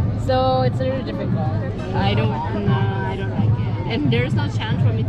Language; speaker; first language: English; non-native, local second language; Indonesian